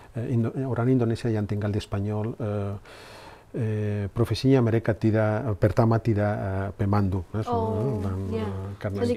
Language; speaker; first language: Indonesian; non-native, learner; Spanish